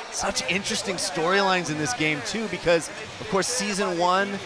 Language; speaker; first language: English; native; English